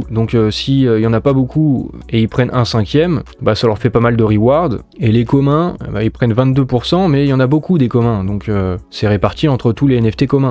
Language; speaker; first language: French; native; French